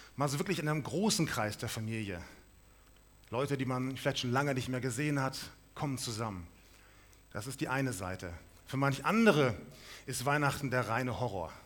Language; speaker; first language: German; native; German